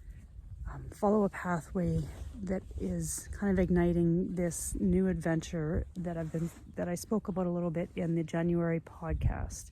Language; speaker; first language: English; native; English